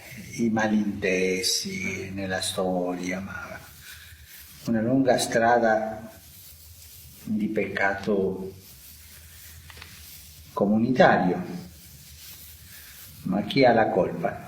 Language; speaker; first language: Italian; non-native, fluent; Spanish